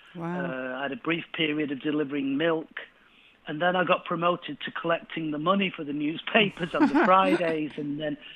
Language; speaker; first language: English; native; English